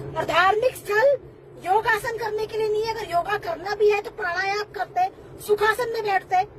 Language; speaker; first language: Hindi; native; Hindi